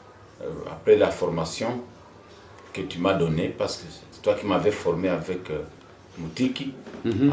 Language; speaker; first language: French; non-native, local second language; Swahili